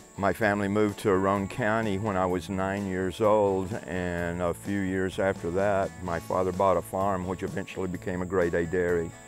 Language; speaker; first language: English; native; English